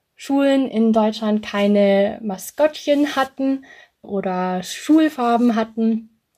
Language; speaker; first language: German; early bilingual, other home language; English